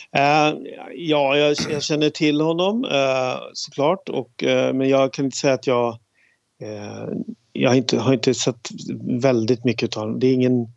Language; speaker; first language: Swedish; native; Swedish